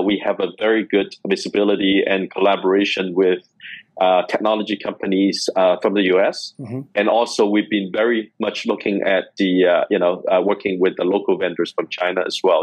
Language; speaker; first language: English; non-native, local second language; Cantonese